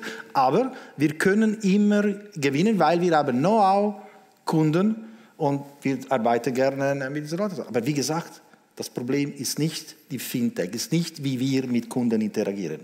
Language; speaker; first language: German; non-native, local second language; Italian